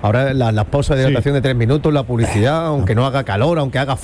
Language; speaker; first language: Spanish; native; Spanish